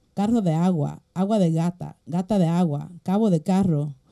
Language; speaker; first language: Spanish; early bilingual, heritage; Spanish